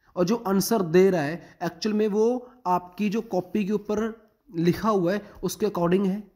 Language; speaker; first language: Hindi; non-native, local second language; Punjabi